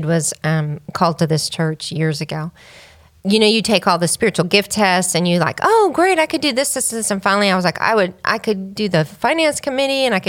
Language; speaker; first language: English; native; English